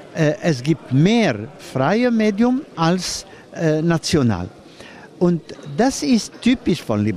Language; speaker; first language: German; non-native, fluent; Arabic